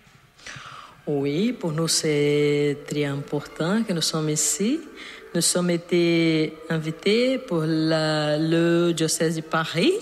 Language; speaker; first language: French; non-native, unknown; Portuguese